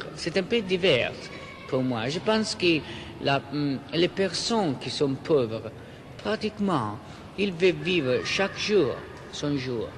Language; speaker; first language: French; non-native, fluent; Italian